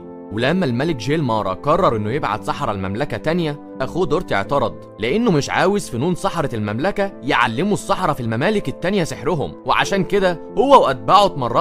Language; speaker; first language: Arabic; native; Arabic